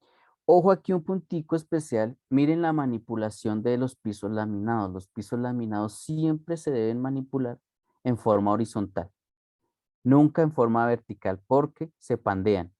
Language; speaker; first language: Spanish; native; Spanish